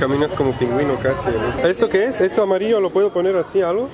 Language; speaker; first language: Spanish; native; Spanish